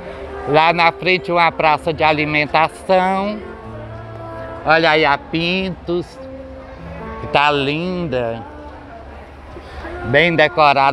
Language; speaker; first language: Portuguese; native; Portuguese